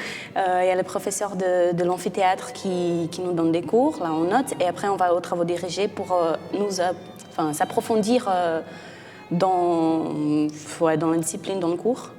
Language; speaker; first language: French; non-native, fluent; Portuguese